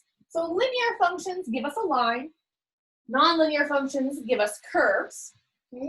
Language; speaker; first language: English; native; English